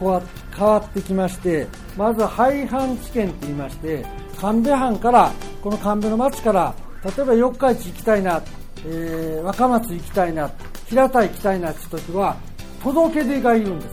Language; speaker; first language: Japanese; native; Japanese